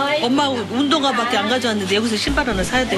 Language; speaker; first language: Korean; native; Korean